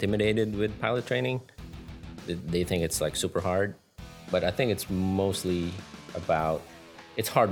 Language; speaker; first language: English; non-native, local second language; Filipino